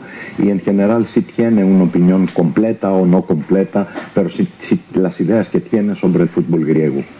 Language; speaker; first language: Spanish; non-native, fluent; Greek